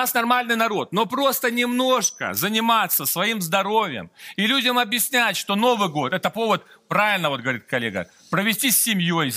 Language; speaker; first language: Russian; native; Russian